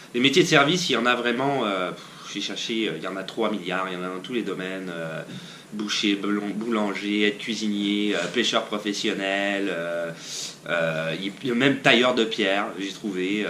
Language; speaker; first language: French; native; French